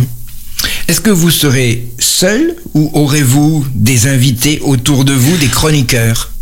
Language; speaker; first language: French; native; French